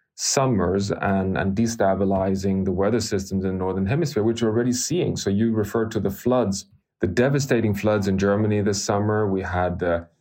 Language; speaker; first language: English; non-native, fluent; Swedish